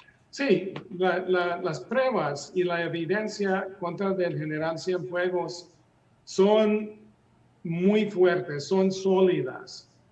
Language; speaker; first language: Spanish; early bilingual, heritage; Spanish